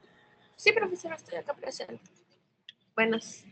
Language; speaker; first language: Spanish; native; Spanish